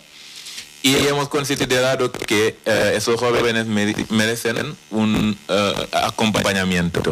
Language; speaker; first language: Spanish; non-native, fluent; Wolof